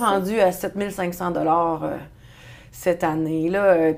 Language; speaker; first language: French; native; French